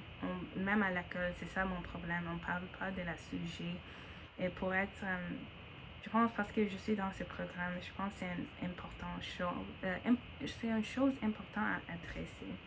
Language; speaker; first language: French; non-native, learner; English